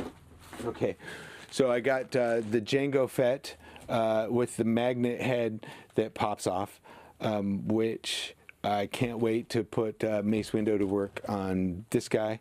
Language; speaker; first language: English; native; English